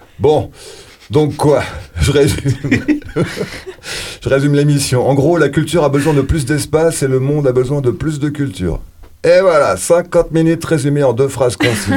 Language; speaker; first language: French; native; French